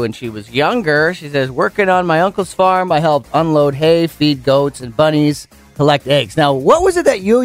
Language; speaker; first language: English; native; English